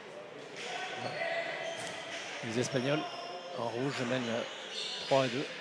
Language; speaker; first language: French; native; French